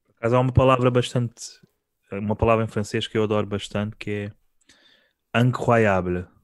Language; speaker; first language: Portuguese; native; Portuguese